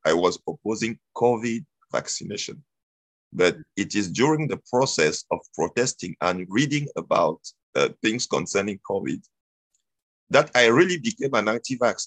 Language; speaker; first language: English; non-native, local second language; French